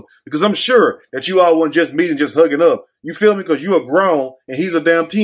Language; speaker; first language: English; native; English